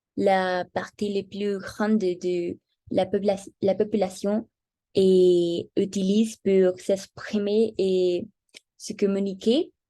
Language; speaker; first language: French; non-native, learner; Spanish